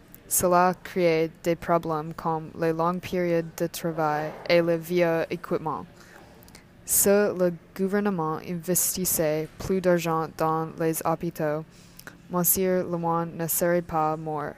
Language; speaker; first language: French; non-native, learner; English